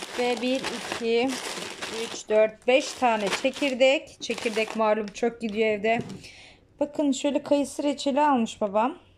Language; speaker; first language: Turkish; early bilingual, heritage; Turkish